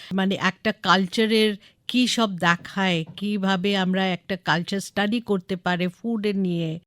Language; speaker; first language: Bangla; non-native, local second language; English